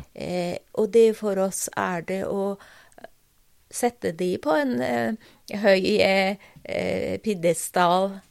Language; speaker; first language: Norwegian; non-native, fluent; Persian